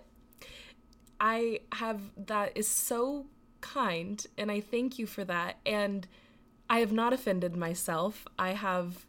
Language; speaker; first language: English; native; English